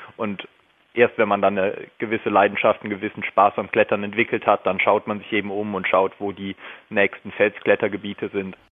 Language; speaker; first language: German; native; German